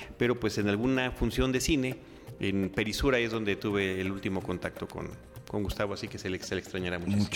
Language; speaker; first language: Spanish; native; Spanish